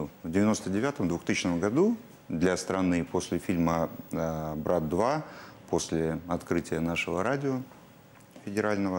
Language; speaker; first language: Russian; native; Russian